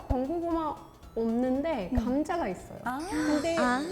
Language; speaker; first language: Korean; non-native, learner; Persian